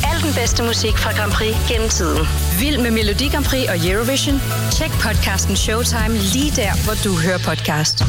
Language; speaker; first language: Danish; native; Danish